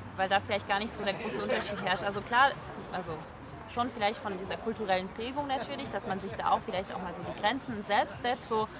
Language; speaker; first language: German; early bilingual, heritage; French